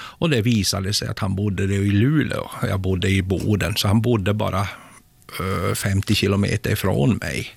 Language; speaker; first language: Swedish; native; Swedish